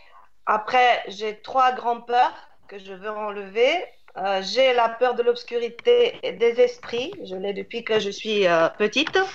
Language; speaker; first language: French; non-native, fluent; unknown